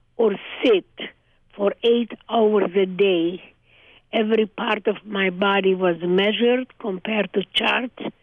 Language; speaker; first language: English; early bilingual, other home language; Hungarian